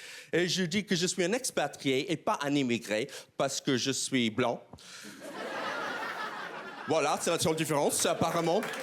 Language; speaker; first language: French; non-native, fluent; English